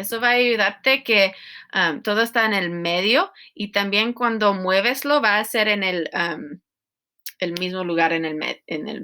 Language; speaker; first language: Spanish; non-native, learner; English